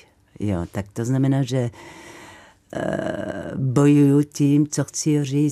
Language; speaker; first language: Czech; non-native, fluent; French